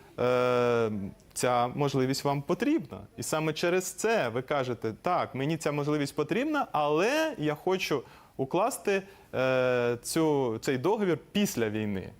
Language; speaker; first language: Ukrainian; native; Ukrainian